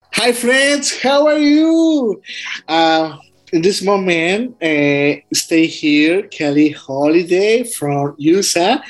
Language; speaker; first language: English; non-native, learner; Spanish